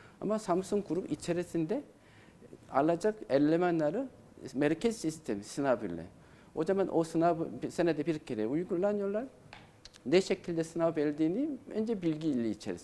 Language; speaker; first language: Turkish; non-native, learner; Korean